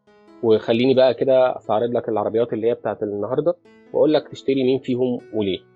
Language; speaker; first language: Arabic; native; Arabic